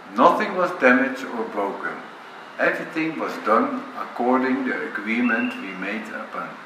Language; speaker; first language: English; non-native, fluent; Dutch